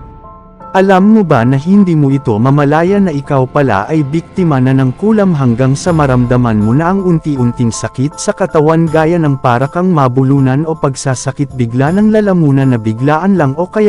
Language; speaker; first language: Filipino; native; Filipino